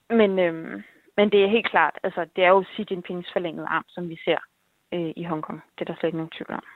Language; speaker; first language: Danish; native; Danish